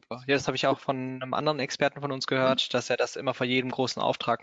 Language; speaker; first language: German; native; German